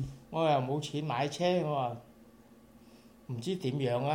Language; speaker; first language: Cantonese; early bilingual, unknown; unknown